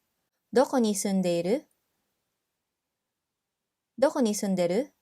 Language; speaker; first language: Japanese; non-native, fluent; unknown